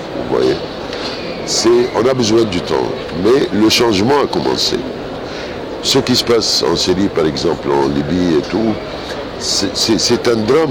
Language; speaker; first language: French; non-native, fluent; Arabic